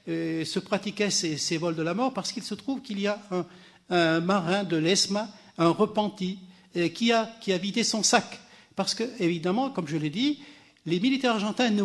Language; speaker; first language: French; native; French